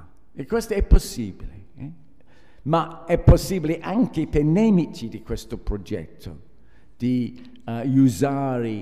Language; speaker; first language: Italian; non-native, fluent; English